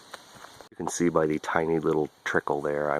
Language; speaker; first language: English; native; English